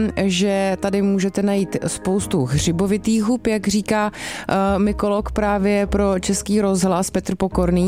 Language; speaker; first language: Czech; native; Czech